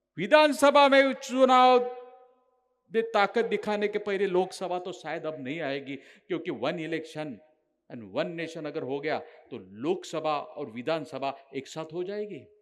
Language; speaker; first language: Hindi; non-native, local second language; Marathi